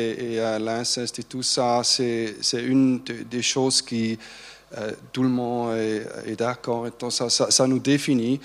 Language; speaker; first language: French; non-native, fluent; German